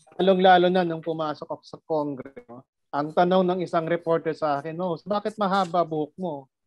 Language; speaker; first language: Filipino; non-native, local second language; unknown